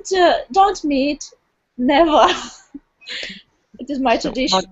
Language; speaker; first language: English; non-native, learner; Russian